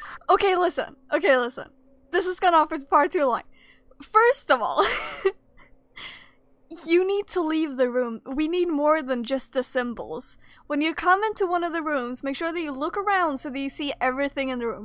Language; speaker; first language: English; non-native, fluent; Swedish